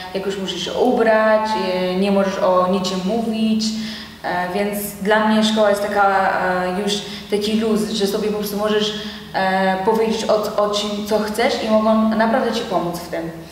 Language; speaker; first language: Polish; non-native, learner; Persian